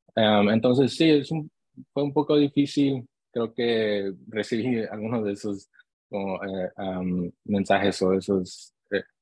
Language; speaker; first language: Spanish; early bilingual, heritage; Spanish